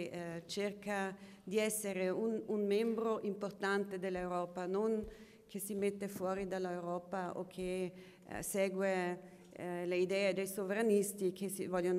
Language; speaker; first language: Italian; non-native, local second language; German